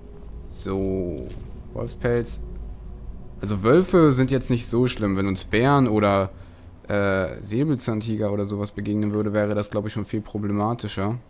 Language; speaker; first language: German; native; German